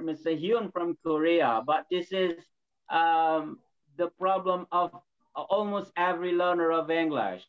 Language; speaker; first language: English; non-native, fluent; Indonesian